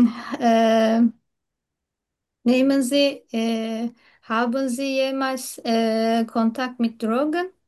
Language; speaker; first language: German; non-native, learner; Turkish